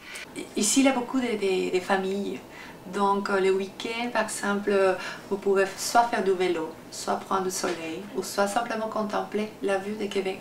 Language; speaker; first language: French; non-native, fluent; Spanish